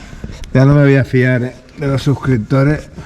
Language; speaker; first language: Spanish; native; Spanish